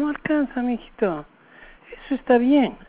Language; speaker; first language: Spanish; native; Spanish